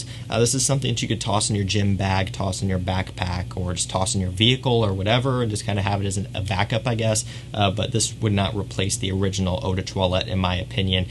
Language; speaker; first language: English; native; English